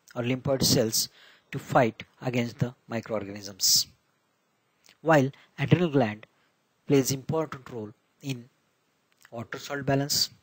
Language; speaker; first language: English; non-native, local second language; Marathi